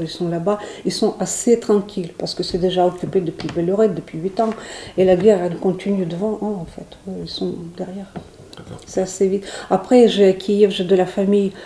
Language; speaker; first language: French; non-native, fluent; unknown